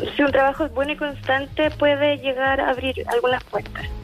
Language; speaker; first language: Spanish; native; Spanish